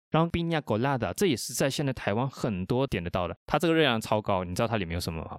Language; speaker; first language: Chinese; non-native, fluent; Spanish